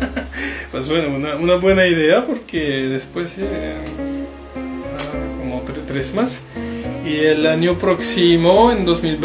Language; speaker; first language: Spanish; non-native, fluent; French